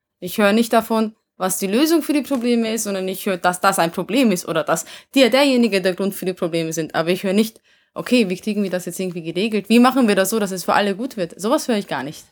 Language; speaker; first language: German; early bilingual, other home language; Hungarian